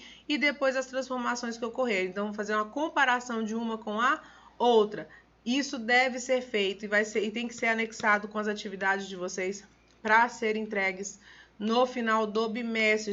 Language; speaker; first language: Portuguese; native; Portuguese